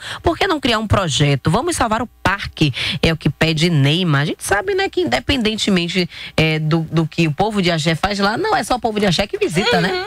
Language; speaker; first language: Portuguese; native; Portuguese